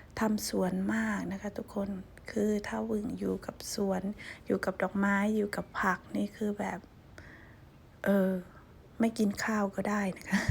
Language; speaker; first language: Thai; non-native, local second language; Lao